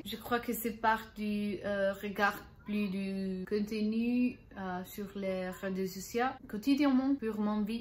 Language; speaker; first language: French; non-native, learner; Spanish